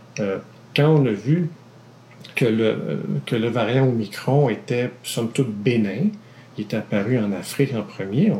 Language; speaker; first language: French; native; French